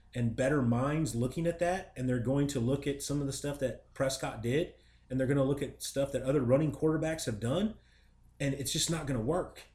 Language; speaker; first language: English; native; English